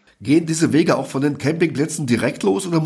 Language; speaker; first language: German; non-native, fluent; Italian